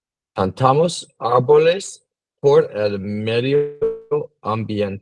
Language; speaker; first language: Spanish; non-native, learner; English